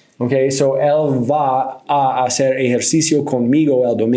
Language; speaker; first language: Spanish; non-native, learner; English